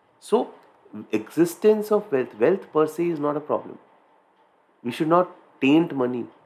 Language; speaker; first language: English; non-native, local second language; Hindi